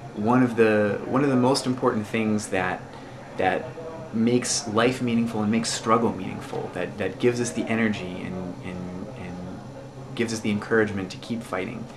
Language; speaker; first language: English; native; English